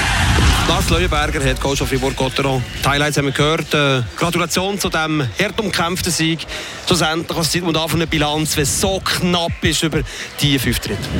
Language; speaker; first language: German; native; German